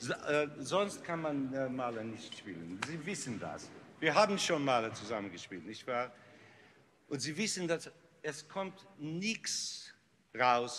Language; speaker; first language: German; non-native, learner; English